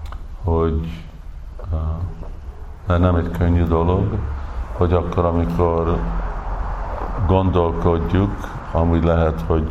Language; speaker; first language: Hungarian; early bilingual, heritage; English